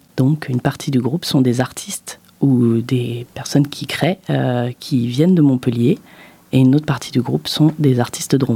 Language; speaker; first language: French; native; French